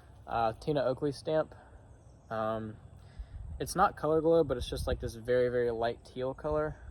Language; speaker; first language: English; native; English